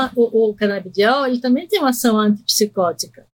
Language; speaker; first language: Portuguese; early bilingual, other home language; Spanish